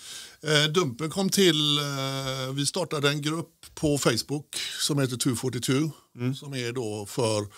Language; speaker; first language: Swedish; native; Swedish